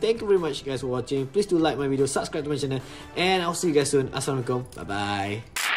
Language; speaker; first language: English; non-native, local second language; Malay